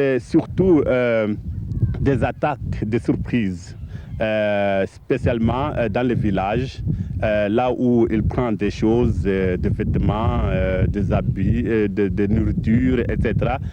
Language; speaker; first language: French; non-native, fluent; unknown